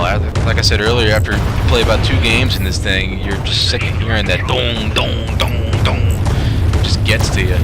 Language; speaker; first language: English; native; English